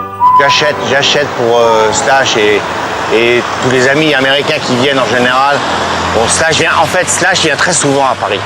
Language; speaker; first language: French; native; French